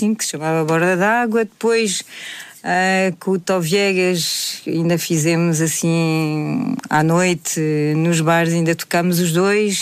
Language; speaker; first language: Portuguese; native; Portuguese